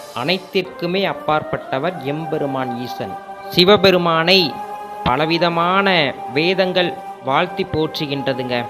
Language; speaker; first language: Tamil; native; Tamil